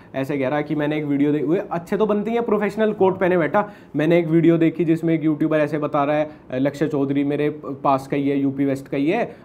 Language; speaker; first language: Hindi; native; Hindi